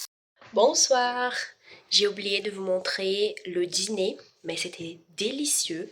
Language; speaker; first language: French; non-native, learner; Spanish